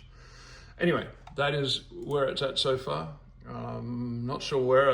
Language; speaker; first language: English; native; English